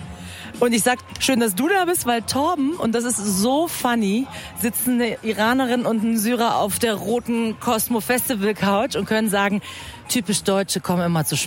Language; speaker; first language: German; early bilingual, other home language; Persian